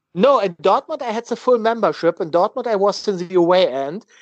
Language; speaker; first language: English; non-native, learner; German